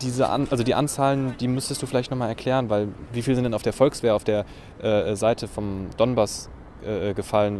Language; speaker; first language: German; native; German